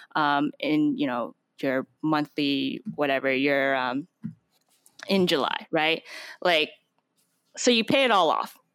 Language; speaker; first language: English; native; English